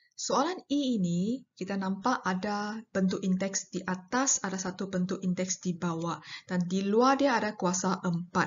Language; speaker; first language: Malay; non-native, local second language; Chinese